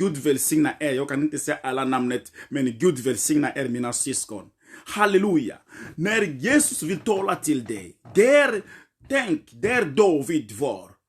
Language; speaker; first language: Swedish; non-native, fluent; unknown